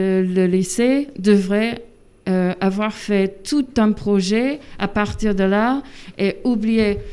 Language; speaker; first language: French; non-native, fluent; English